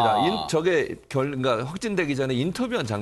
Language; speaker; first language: Korean; native; Korean